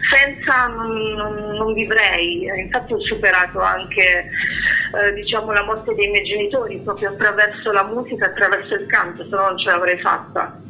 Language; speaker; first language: Italian; early bilingual, heritage; Italian